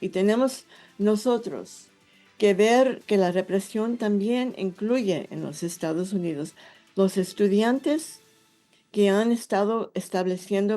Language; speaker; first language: Spanish; non-native, fluent; English